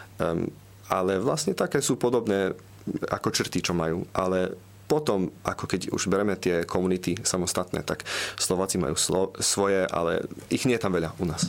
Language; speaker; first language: Slovak; early bilingual, heritage; Slovak